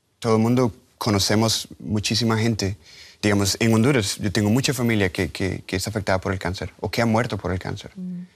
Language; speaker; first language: Spanish; native; Spanish